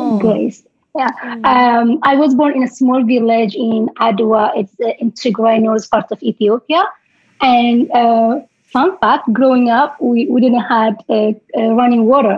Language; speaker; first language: English; non-native, fluent; Tigrinya